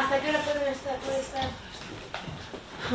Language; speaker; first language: Spanish; native; Spanish